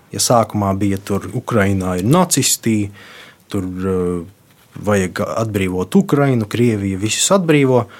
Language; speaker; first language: Latvian; non-native, local second language; Russian